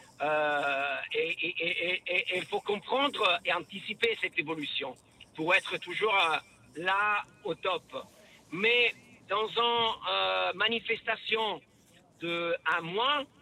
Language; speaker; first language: French; non-native, fluent; Italian